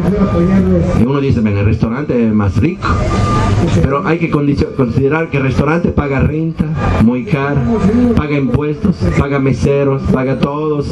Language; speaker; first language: Spanish; non-native, fluent; Italian